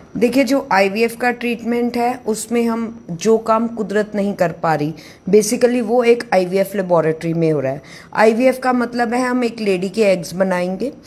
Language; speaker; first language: Hindi; non-native, local second language; Punjabi